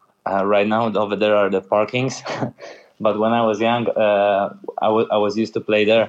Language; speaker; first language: English; non-native, fluent; Polish